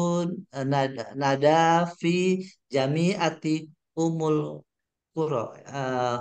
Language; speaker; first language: Arabic; non-native, learner; Indonesian